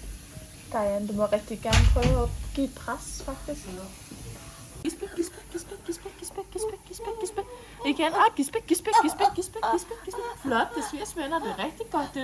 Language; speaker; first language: Danish; native; Danish